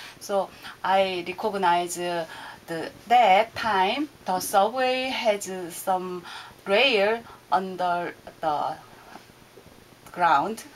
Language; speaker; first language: English; non-native, learner; Korean